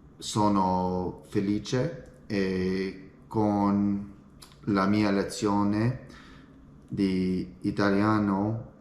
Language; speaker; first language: Italian; non-native, learner; English